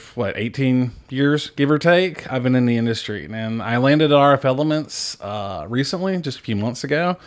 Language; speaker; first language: English; native; English